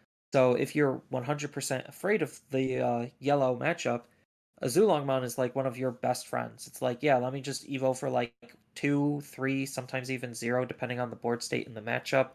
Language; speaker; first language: English; native; English